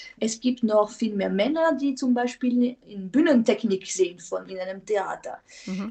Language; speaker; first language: German; non-native, fluent; French